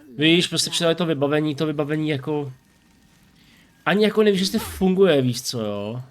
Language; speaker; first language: Czech; native; Czech